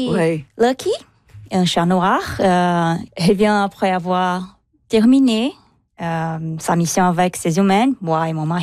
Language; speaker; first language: French; non-native, learner; Portuguese